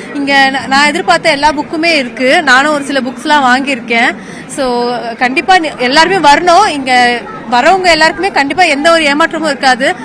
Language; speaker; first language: Tamil; native; Tamil